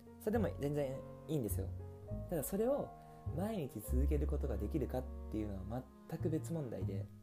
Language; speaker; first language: Japanese; native; Japanese